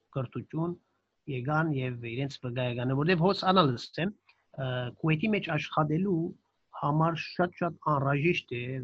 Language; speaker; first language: Armenian; early bilingual, heritage; Armenian